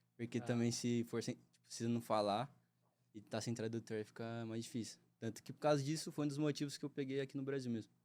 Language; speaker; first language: Portuguese; native; Portuguese